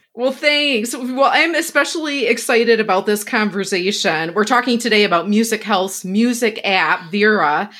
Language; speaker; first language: English; native; English